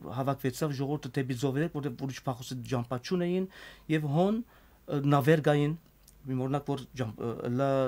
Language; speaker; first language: Armenian; native; Armenian